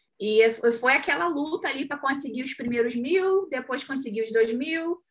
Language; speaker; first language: Portuguese; native; Portuguese